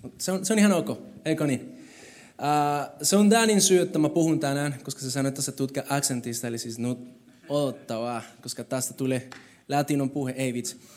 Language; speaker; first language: Finnish; non-native, fluent; Spanish